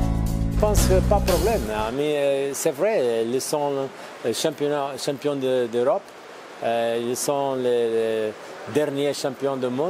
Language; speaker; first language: French; non-native, fluent; Portuguese